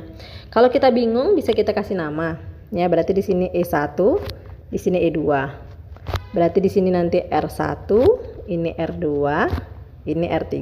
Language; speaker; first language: Indonesian; native; Indonesian